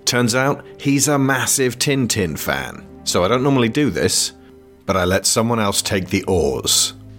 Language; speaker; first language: English; native; English